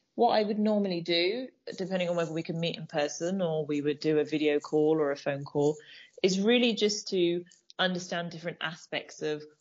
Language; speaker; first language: English; native; English